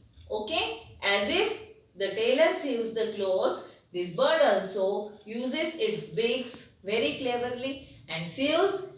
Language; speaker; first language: English; non-native, local second language; Marathi